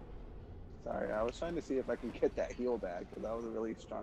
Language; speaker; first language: English; native; English